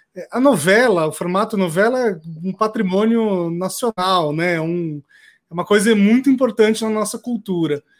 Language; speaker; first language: Portuguese; native; Portuguese